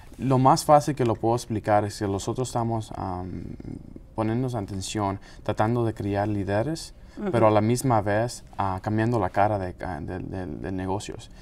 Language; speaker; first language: Spanish; non-native, local second language; English